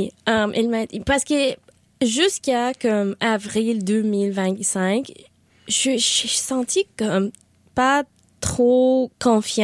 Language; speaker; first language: French; non-native, learner; Spanish